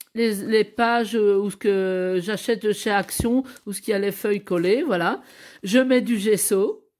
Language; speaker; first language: French; native; French